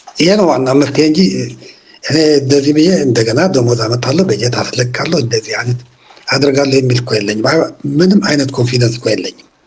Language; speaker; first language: Amharic; non-native, local second language; Tigrinya